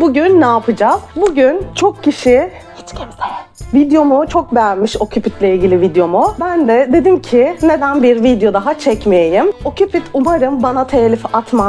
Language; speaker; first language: Turkish; native; Turkish